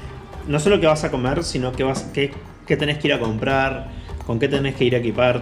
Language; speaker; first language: Spanish; native; Spanish